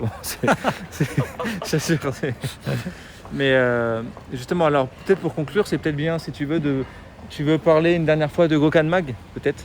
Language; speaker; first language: French; native; French